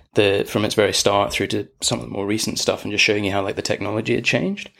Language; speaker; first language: English; native; English